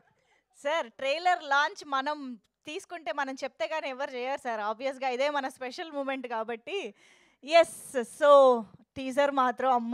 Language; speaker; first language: Telugu; native; Telugu